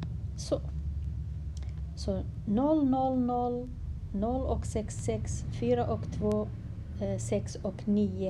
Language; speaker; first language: Swedish; non-native, fluent; Kurdish